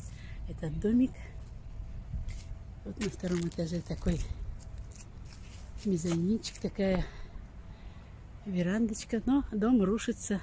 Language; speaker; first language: Russian; native; Russian